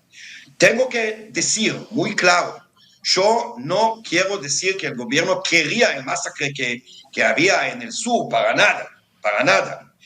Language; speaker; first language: Spanish; non-native, fluent; Hebrew